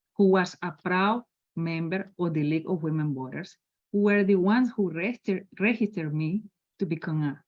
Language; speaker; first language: English; non-native, fluent; Spanish